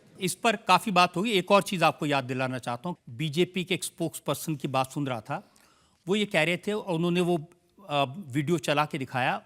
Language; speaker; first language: Hindi; native; Hindi